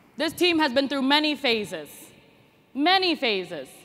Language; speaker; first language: English; native; English